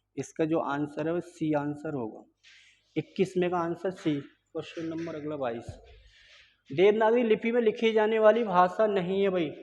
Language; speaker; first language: Hindi; native; Hindi